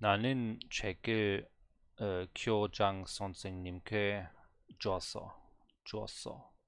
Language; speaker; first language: Korean; non-native, learner; German